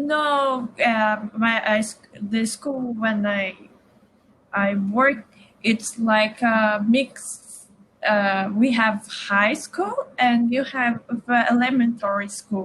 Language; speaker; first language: English; non-native, learner; Portuguese